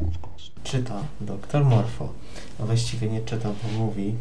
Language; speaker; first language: Polish; native; Polish